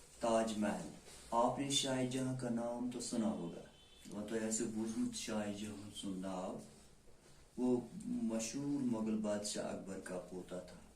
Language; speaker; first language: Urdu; non-native, local second language; Kashmiri